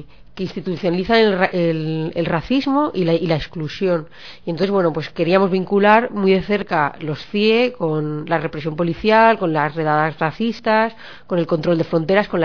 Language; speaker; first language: Spanish; native; Spanish